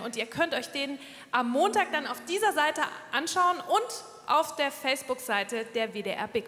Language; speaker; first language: German; native; German